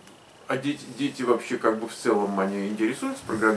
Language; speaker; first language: Russian; native; Russian